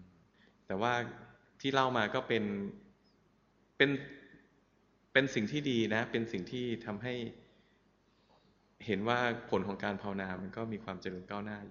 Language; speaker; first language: Thai; native; Thai